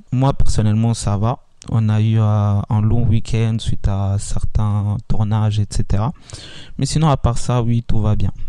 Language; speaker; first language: French; early bilingual, other home language; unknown